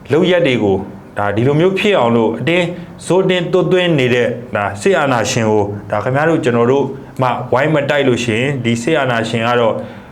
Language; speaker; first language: Burmese; native; Burmese